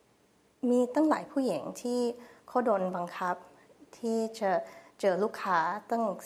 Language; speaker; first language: Thai; early bilingual, heritage; Thai